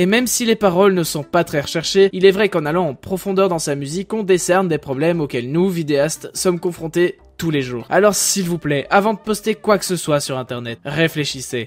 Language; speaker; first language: French; native; French